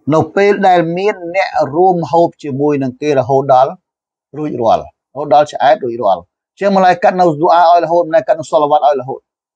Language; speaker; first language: Khmer; non-native, local second language; Western Cham